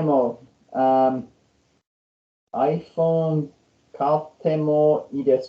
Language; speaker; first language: Japanese; non-native, learner; English